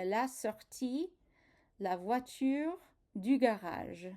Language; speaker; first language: French; non-native, fluent; English